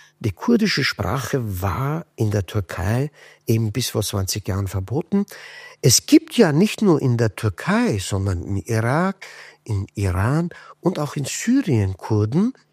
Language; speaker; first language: German; non-native, fluent; Kurdish